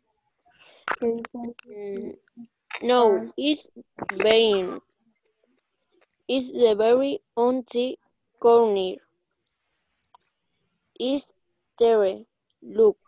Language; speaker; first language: English; non-native, learner; Spanish